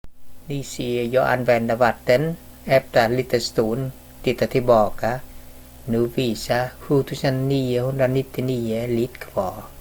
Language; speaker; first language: Swedish; non-native, learner; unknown